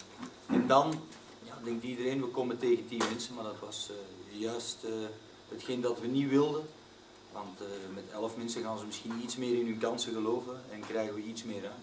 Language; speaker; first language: Dutch; native; Dutch